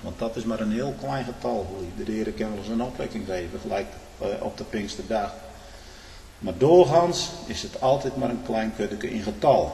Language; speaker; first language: Dutch; native; Dutch